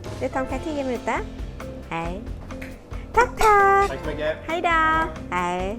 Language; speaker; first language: Swedish; non-native, learner; Thai